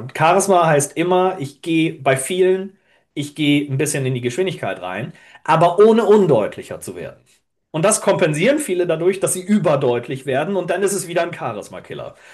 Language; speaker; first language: German; native; German